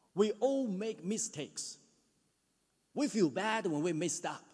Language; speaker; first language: English; non-native, fluent; Chinese